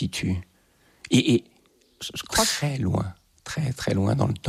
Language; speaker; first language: French; native; French